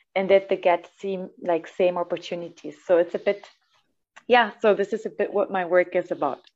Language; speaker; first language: English; non-native, fluent; German